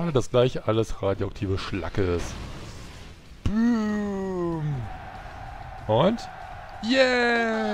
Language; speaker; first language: German; native; German